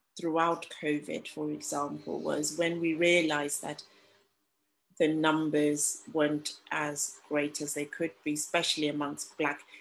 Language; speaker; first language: English; non-native, local second language; Shona